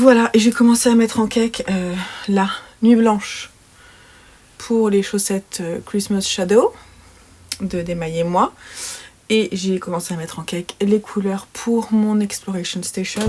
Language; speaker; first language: French; native; French